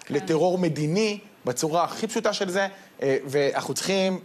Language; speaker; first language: Hebrew; native; Hebrew